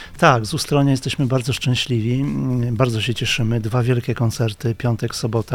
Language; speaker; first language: Polish; native; Polish